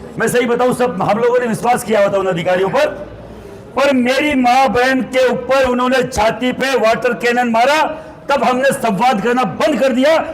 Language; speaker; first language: Hindi; native; Hindi